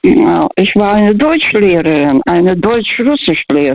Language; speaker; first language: German; early bilingual, heritage; Russian